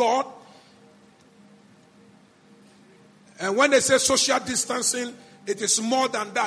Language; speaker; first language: English; non-native, local second language; Akan